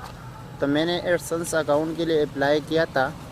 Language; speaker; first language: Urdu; non-native, local second language; Pashto